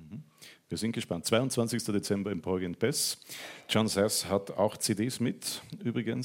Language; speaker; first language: German; native; German